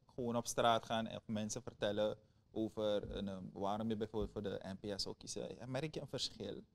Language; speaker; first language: Dutch; native; Dutch